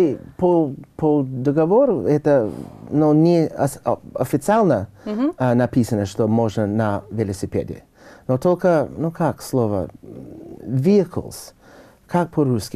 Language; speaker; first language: Russian; non-native, learner; English